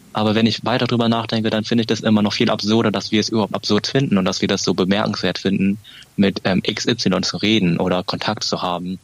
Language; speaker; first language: German; early bilingual, other home language; Vietnamese